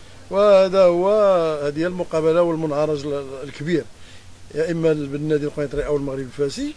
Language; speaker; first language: Arabic; native; Arabic